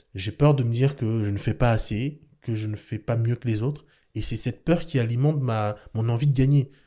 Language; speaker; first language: French; early bilingual, other home language; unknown